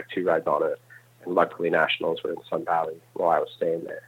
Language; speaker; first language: English; native; English